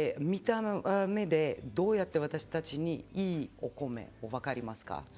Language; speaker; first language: Japanese; non-native, fluent; Macedonian